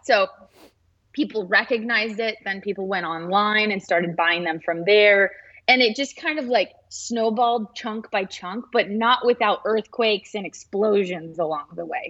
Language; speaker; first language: English; early bilingual, other home language; Spanish